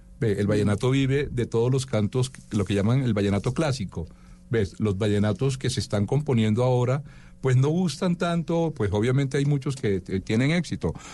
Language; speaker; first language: Spanish; native; Spanish